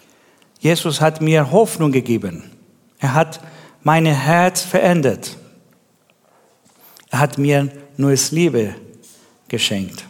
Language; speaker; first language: German; non-native, learner; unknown